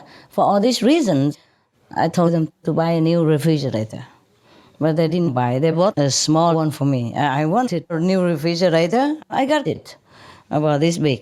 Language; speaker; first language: English; non-native, fluent; Vietnamese